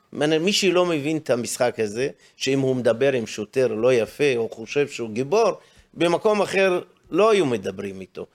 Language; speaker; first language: Hebrew; non-native, local second language; Arabic